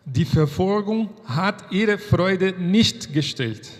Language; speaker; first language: German; non-native, fluent; Portuguese